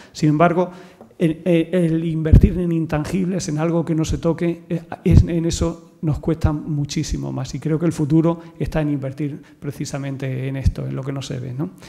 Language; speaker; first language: Spanish; native; Spanish